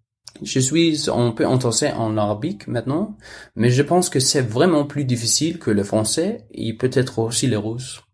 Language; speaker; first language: French; non-native, learner; Danish